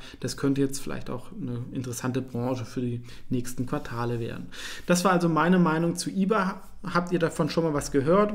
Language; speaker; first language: German; native; German